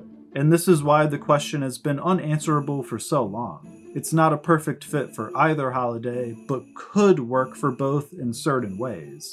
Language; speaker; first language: English; native; English